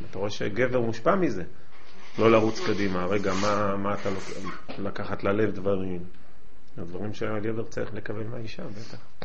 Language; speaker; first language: Hebrew; native; Hebrew